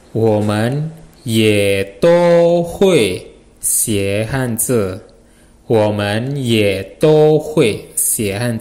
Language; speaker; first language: Chinese; non-native, fluent; Indonesian